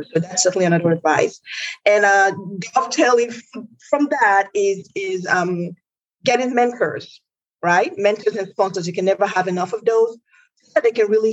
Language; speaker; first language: English; non-native, local second language; Yoruba